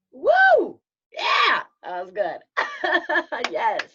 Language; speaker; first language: English; native; English